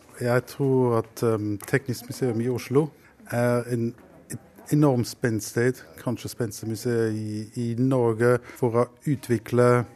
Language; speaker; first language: Norwegian; non-native, fluent; German